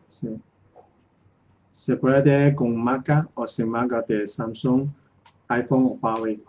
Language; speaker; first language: Spanish; non-native, learner; Chinese